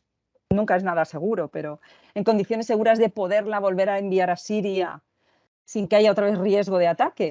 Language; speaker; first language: Spanish; native; Spanish